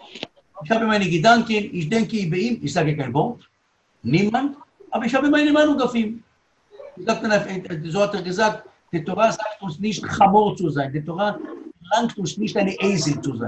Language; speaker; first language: German; non-native, learner; Hebrew